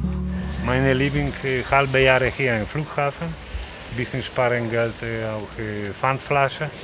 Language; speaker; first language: German; non-native, learner; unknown